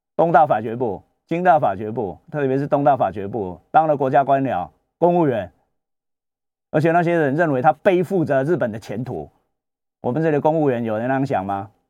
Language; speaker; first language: Chinese; native; Chinese